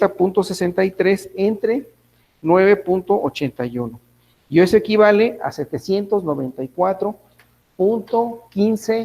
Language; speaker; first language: Spanish; native; Spanish